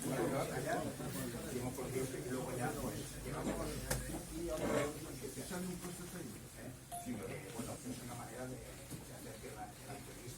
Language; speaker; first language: Spanish; native; Spanish